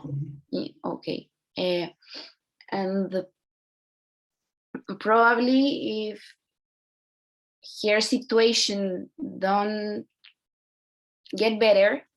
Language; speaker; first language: English; non-native, learner; Spanish